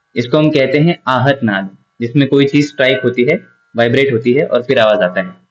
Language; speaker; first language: Hindi; non-native, local second language; Marathi